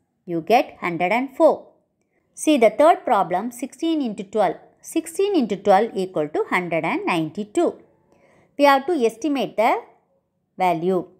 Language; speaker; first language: English; non-native, local second language; Tamil